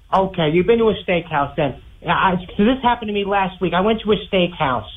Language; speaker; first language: English; native; English